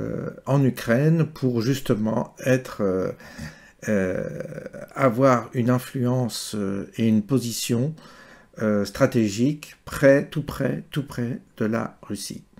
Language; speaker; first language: French; native; French